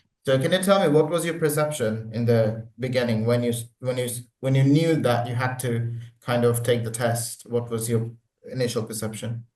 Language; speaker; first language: English; non-native, local second language; Bangla